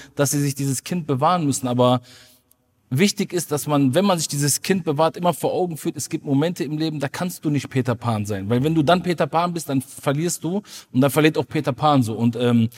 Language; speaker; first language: German; native; German